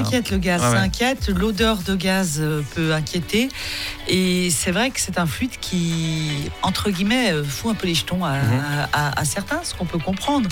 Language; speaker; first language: French; native; French